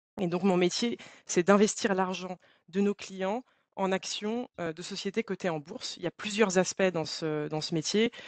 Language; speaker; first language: French; native; French